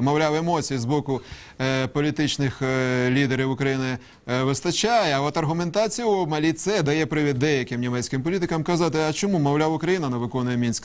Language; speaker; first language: Ukrainian; native; Ukrainian